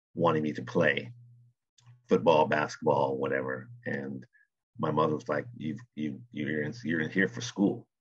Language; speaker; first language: English; native; English